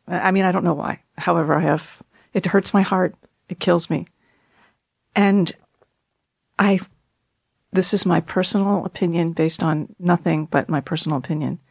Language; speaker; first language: English; native; English